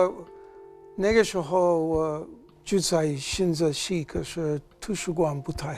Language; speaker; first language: Chinese; non-native, learner; English